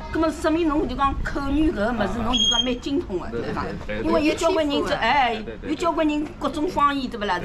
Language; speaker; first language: Chinese; native; Chinese